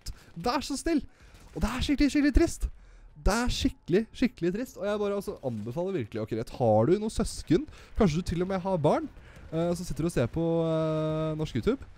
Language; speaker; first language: Norwegian; native; Norwegian